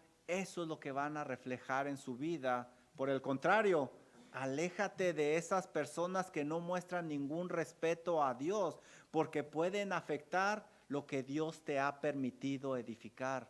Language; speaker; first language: Spanish; native; Spanish